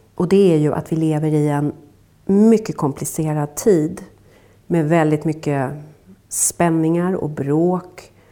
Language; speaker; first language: Swedish; native; Swedish